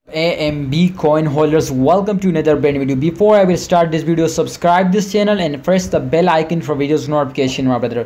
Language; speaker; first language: English; non-native, learner; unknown